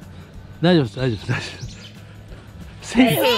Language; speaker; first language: Japanese; native; Japanese